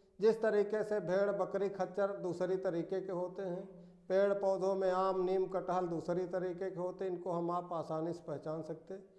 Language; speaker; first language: Hindi; native; Hindi